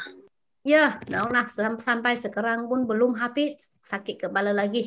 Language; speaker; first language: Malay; non-native, fluent; Vietnamese